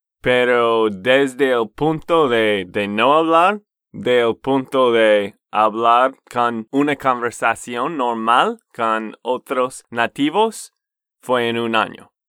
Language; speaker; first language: Spanish; non-native, fluent; English